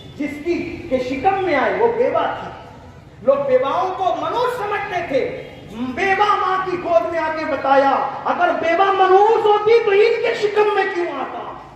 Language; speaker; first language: Urdu; native; Urdu